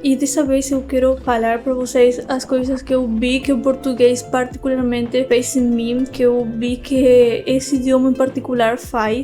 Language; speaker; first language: Portuguese; non-native, fluent; Spanish